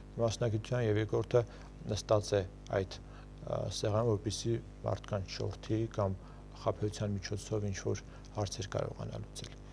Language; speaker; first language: Armenian; native; Armenian